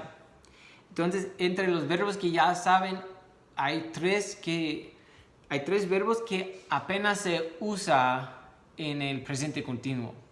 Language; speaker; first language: Spanish; non-native, fluent; English